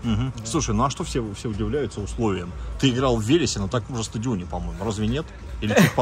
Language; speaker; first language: Russian; native; Russian